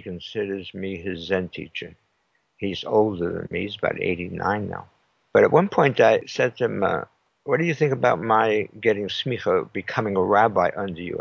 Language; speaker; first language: English; native; English